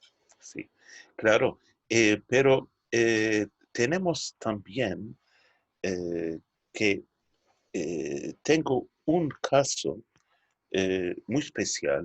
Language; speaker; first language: Spanish; non-native, fluent; Turkish